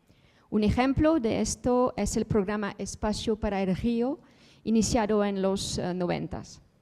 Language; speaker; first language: Spanish; non-native, fluent; Dutch